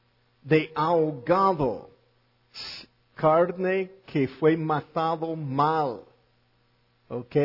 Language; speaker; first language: Spanish; non-native, fluent; English